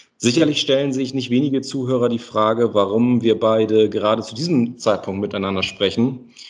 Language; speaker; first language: German; native; German